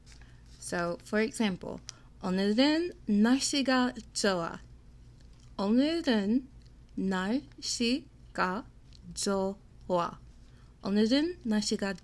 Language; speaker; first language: Korean; non-native, fluent; English